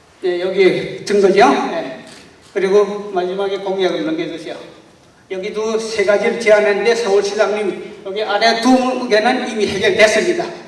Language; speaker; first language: Korean; native; Korean